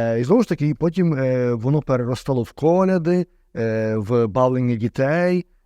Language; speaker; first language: Ukrainian; native; Ukrainian